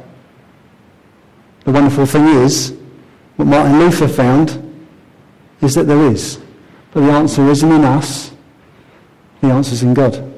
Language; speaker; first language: English; native; English